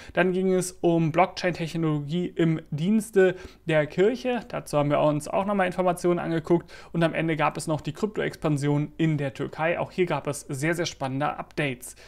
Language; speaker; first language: German; native; German